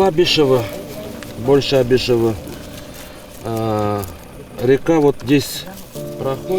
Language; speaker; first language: Russian; native; Russian